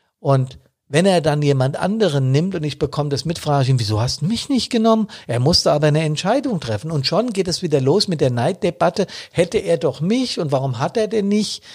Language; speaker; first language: German; native; German